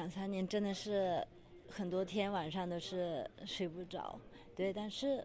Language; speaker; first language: Chinese; non-native, fluent; Japanese